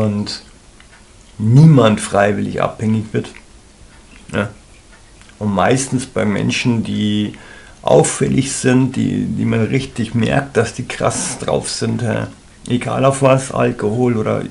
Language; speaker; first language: German; native; German